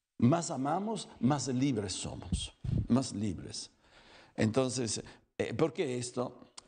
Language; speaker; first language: Spanish; non-native, fluent; Italian